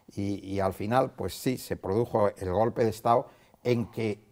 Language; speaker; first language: Spanish; native; Spanish